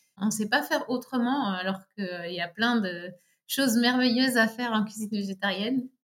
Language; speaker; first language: French; native; French